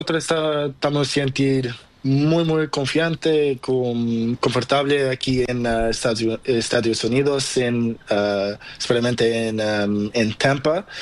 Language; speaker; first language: Spanish; non-native, learner; Portuguese